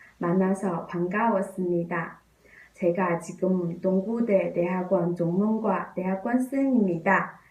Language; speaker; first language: Korean; non-native, learner; Chinese